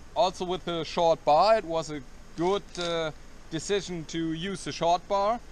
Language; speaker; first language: English; non-native, learner; German